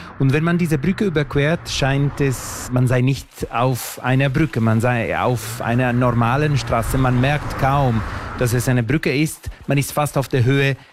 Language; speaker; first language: German; non-native, local second language; Italian